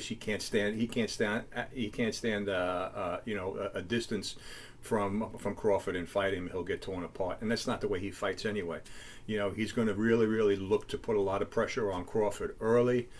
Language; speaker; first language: English; native; English